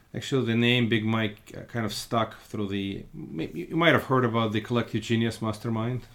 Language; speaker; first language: English; non-native, fluent; Russian